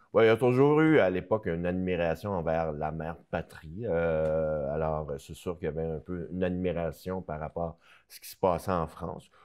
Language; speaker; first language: French; native; French